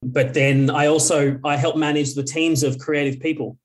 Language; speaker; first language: English; native; English